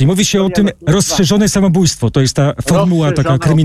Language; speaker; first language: Polish; native; Polish